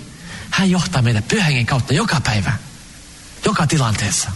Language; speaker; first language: Finnish; early bilingual, heritage; Finnish